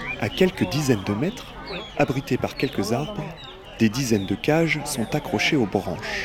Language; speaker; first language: French; native; French